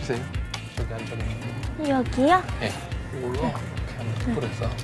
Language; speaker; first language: Korean; native; Korean